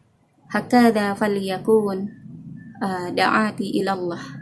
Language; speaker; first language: Arabic; non-native, fluent; Indonesian